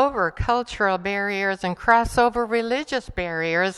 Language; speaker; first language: English; non-native, fluent; Spanish